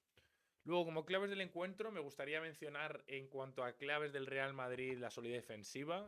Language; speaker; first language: Spanish; native; Spanish